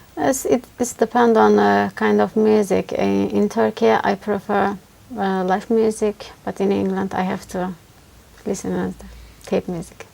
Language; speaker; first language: English; non-native, learner; Turkish